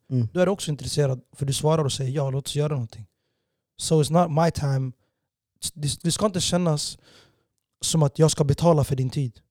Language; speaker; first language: Swedish; early bilingual, other home language; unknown